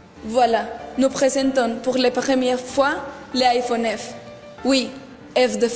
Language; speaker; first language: French; non-native, learner; Spanish